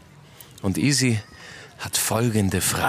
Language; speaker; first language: German; native; German